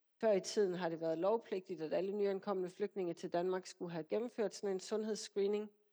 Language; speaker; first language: Danish; native; Danish